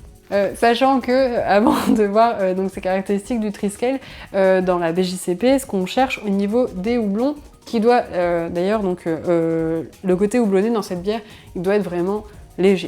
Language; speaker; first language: French; native; French